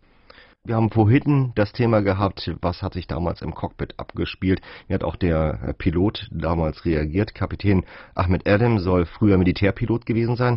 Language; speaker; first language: German; native; German